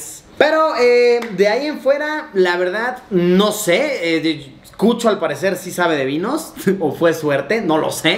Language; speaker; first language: Spanish; native; Spanish